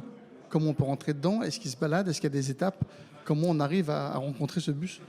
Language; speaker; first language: French; native; French